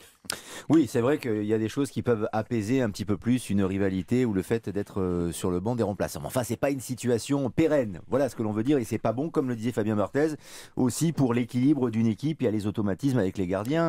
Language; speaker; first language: French; native; French